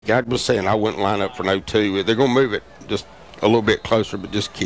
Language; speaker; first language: English; native; English